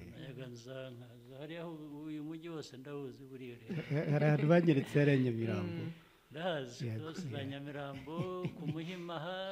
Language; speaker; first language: Kinyarwanda; early bilingual, heritage; Kinyarwanda